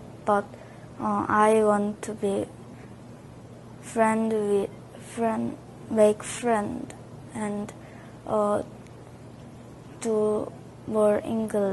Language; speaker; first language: English; non-native, learner; Korean